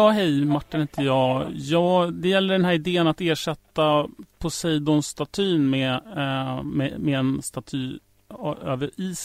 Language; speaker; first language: Swedish; native; Swedish